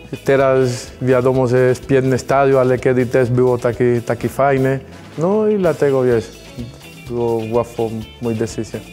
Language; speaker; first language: Polish; non-native, learner; Spanish